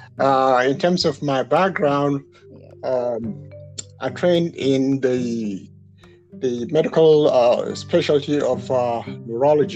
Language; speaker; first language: English; non-native, local second language; Yoruba